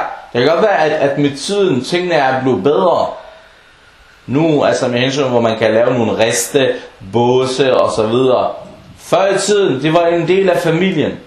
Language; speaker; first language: Danish; non-native, local second language; Arabic